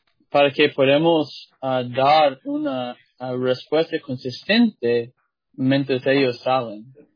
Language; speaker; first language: Spanish; non-native, fluent; English